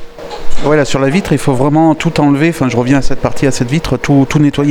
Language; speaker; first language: French; native; French